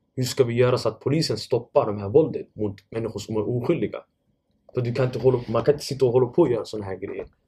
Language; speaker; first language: Swedish; non-native, fluent; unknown